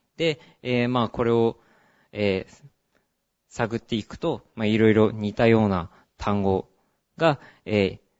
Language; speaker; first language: Japanese; early bilingual, heritage; Japanese